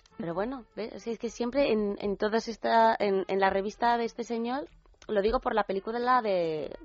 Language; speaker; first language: Spanish; native; Spanish